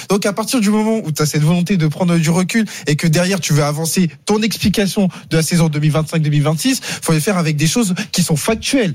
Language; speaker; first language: French; native; French